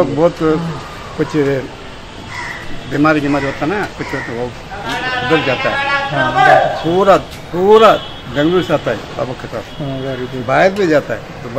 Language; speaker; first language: Hindi; non-native, local second language; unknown